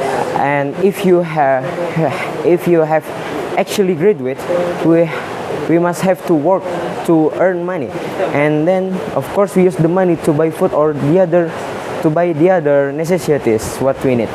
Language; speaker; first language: English; non-native, learner; Indonesian